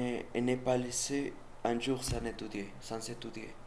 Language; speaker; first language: French; non-native, learner; Spanish